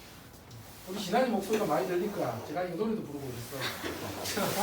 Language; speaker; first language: Korean; native; Korean